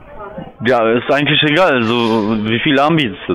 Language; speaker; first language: German; native; German